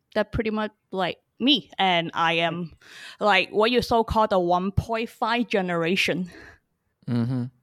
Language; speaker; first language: English; early bilingual, other home language; Chinese